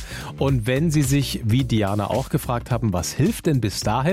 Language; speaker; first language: German; native; German